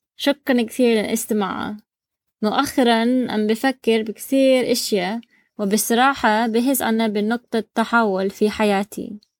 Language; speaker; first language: Arabic; non-native, learner; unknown